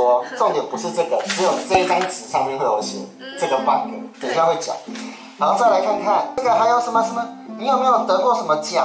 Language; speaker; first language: Chinese; native; Chinese